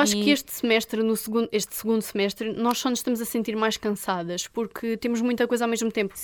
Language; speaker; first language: Portuguese; native; Portuguese